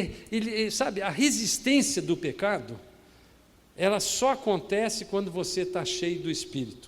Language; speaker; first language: Portuguese; native; Portuguese